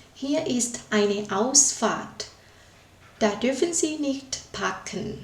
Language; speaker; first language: German; non-native, learner; Thai